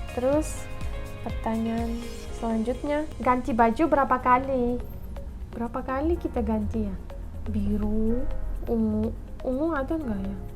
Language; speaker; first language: Indonesian; non-native, fluent; Russian